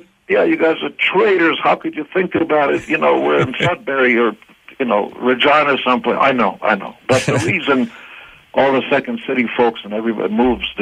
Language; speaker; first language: English; non-native, fluent; Hebrew